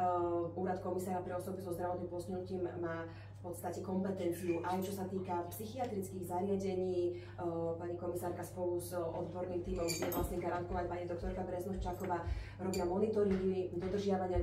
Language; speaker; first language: Slovak; native; Slovak